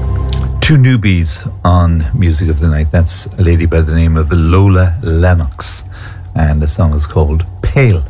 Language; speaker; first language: English; native; English